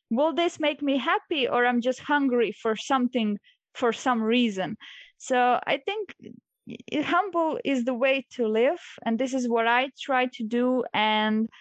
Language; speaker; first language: English; non-native, fluent; Croatian